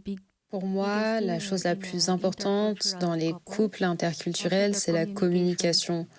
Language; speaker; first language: French; non-native, fluent; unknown